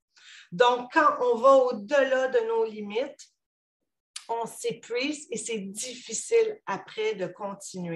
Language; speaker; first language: French; native; French